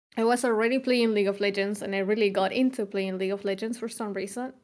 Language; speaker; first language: English; non-native, fluent; Spanish